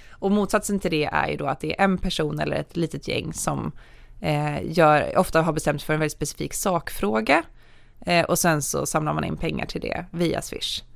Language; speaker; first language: Swedish; native; Swedish